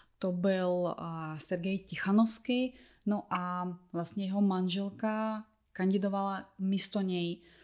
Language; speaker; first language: Czech; non-native, fluent; Russian